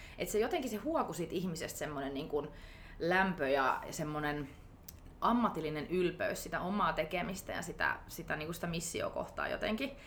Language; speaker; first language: Finnish; native; Finnish